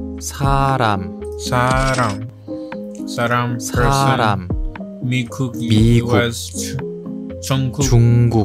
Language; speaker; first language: Korean; non-native, learner; English